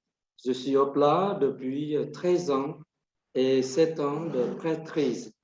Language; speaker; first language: French; non-native, fluent; Vietnamese